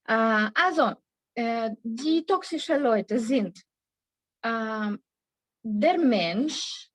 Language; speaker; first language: German; non-native, learner; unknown